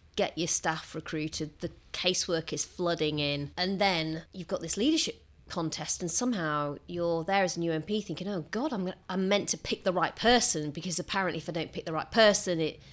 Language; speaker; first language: English; native; English